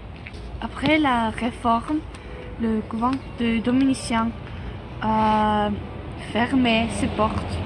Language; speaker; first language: French; non-native, learner; Estonian